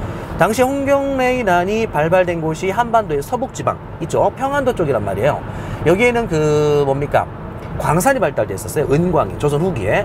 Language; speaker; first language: Korean; native; Korean